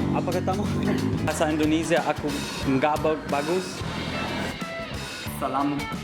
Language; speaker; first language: Indonesian; non-native, learner; English